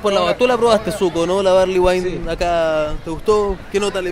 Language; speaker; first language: Spanish; native; Spanish